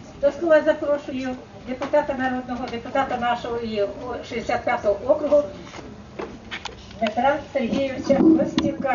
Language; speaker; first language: Ukrainian; native; Ukrainian